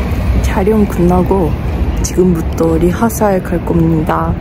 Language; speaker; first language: Korean; non-native, fluent; Japanese